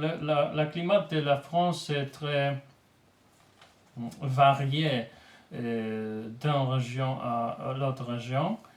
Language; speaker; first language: French; non-native, learner; Polish